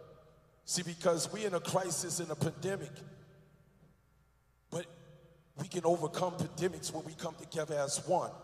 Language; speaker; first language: English; native; English